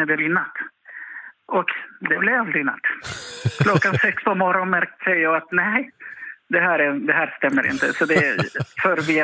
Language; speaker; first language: Swedish; non-native, fluent; Spanish